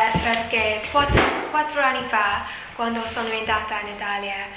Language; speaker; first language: Italian; non-native, learner; English